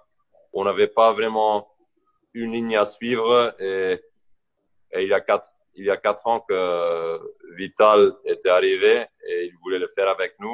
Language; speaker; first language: French; non-native, local second language; Dutch